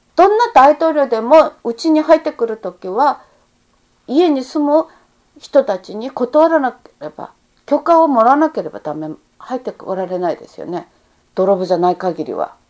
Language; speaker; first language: Japanese; non-native, fluent; Korean